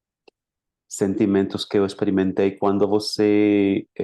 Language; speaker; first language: Portuguese; non-native, learner; Spanish